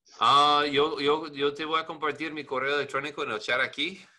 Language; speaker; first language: Spanish; non-native, learner; English